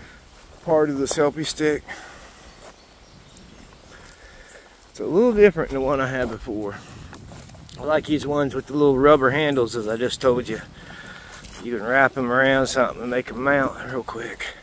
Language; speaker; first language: English; native; English